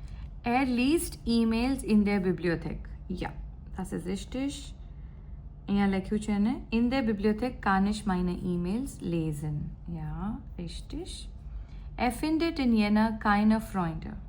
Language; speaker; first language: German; non-native, learner; Gujarati